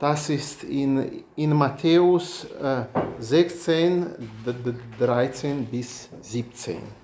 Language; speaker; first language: German; non-native, learner; Russian